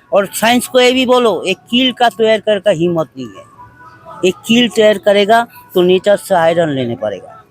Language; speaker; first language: Hindi; non-native, local second language; Bangla